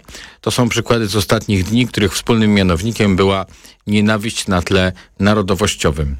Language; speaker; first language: Polish; native; Polish